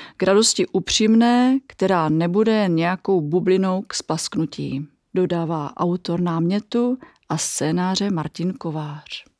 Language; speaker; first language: Czech; native; Czech